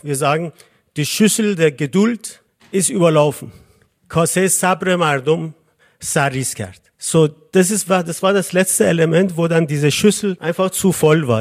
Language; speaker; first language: German; non-native, fluent; Azerbaijani